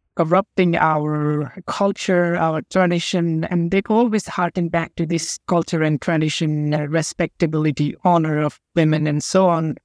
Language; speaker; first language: English; non-native, local second language; Nepali